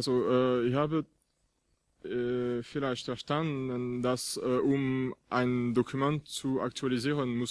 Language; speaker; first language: German; non-native, fluent; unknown